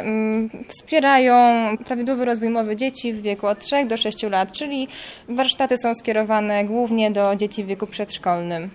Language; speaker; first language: Polish; native; Polish